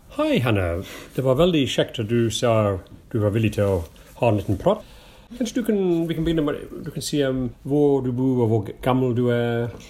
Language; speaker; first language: Norwegian; non-native, fluent; English